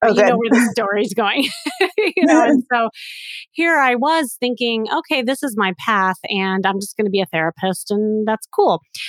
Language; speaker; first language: English; native; English